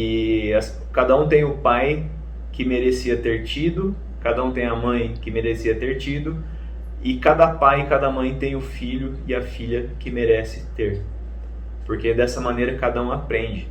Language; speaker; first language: Portuguese; native; Portuguese